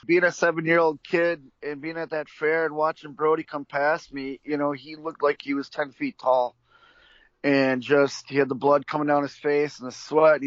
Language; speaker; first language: English; native; English